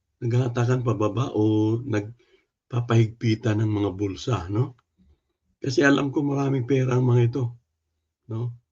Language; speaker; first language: Filipino; non-native, local second language; Cebuano